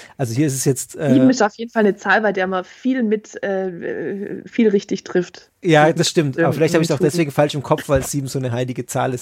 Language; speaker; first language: German; native; German